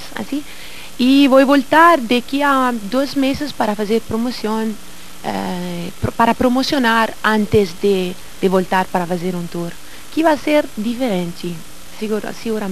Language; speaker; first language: Portuguese; non-native, learner; Italian